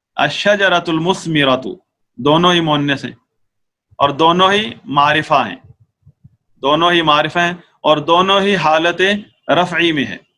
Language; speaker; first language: Urdu; native; Urdu